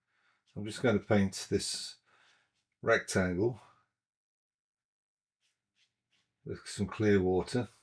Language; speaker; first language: English; native; English